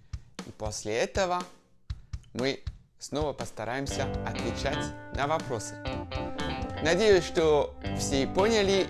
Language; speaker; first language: Russian; non-native, fluent; French